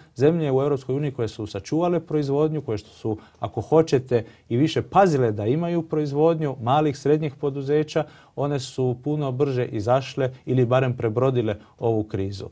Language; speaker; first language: Croatian; early bilingual, heritage; Croatian